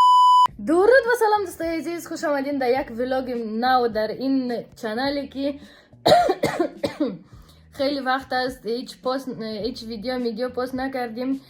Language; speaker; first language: Persian; early bilingual, heritage; Persian